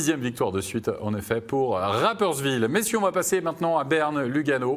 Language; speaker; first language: French; native; French